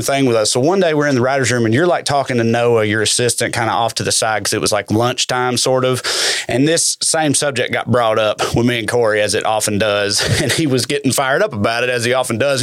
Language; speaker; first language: English; native; English